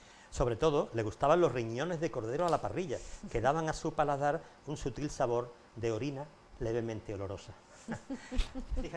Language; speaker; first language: Spanish; native; Spanish